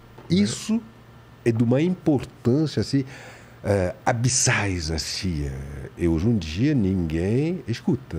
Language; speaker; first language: Portuguese; non-native, fluent; French